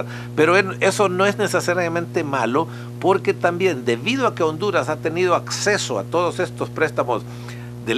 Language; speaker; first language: Spanish; native; Spanish